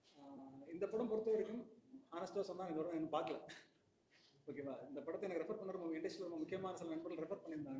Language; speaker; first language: Tamil; native; Tamil